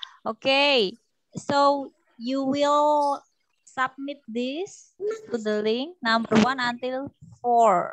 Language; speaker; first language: English; non-native, fluent; Indonesian